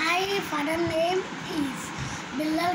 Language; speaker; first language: English; non-native, learner; Bangla